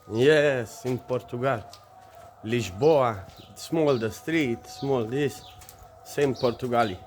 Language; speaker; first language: English; non-native, learner; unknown